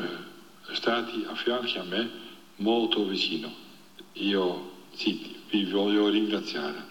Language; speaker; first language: Italian; non-native, fluent; Dutch